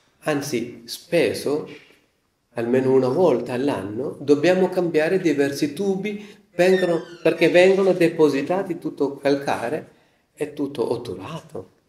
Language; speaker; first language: Italian; non-native, fluent; Malayalam